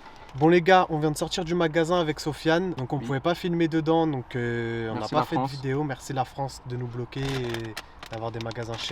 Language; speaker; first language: French; native; French